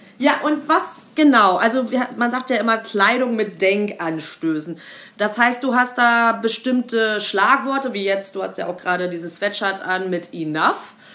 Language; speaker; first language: German; native; German